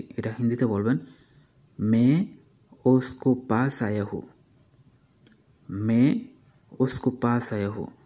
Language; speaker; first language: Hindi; non-native, learner; Bangla